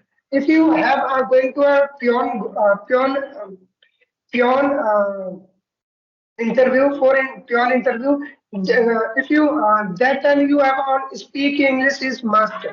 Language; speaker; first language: English; non-native, learner; Hindi